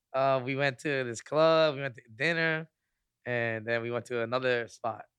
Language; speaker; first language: English; native; English